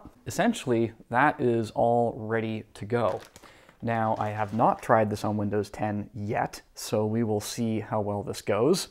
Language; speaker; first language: English; native; English